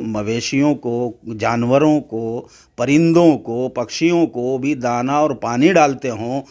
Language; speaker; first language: Hindi; native; Hindi